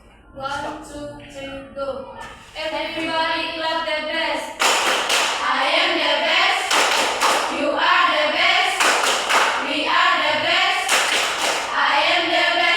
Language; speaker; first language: English; non-native, learner; Indonesian